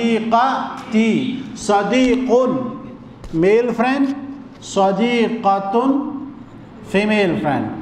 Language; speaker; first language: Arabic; non-native, fluent; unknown